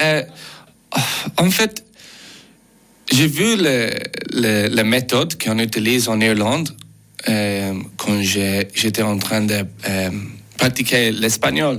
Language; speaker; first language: French; non-native, learner; English